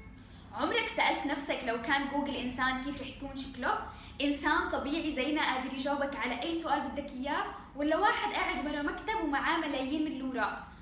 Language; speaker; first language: Arabic; native; Arabic